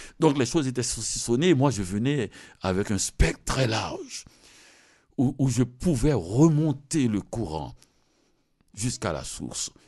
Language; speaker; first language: French; non-native, local second language; Haitian Creole